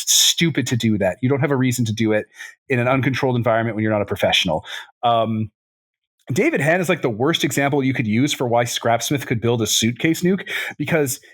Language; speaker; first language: English; native; English